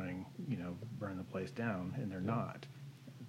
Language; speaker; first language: English; native; English